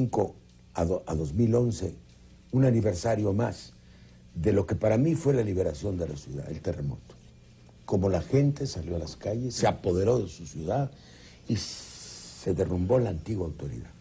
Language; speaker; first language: Spanish; native; Spanish